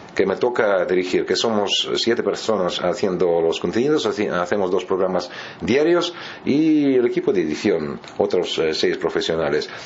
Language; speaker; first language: Spanish; non-native, fluent; Russian